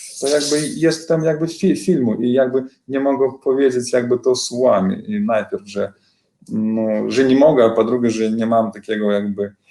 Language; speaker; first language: Polish; non-native, learner; Belarusian